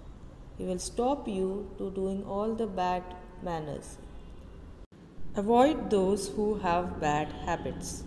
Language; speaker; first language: English; non-native, local second language; Hindi